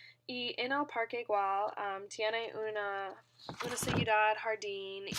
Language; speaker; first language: Spanish; non-native, learner; English